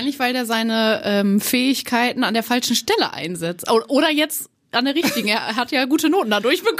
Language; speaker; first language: German; native; German